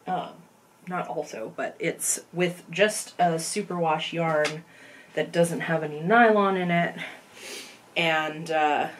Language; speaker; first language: English; native; English